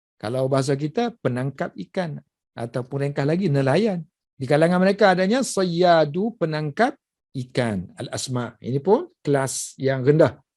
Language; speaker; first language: Malay; native; Malay